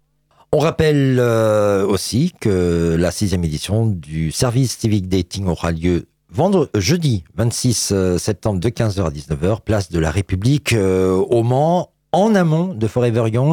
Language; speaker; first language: French; native; French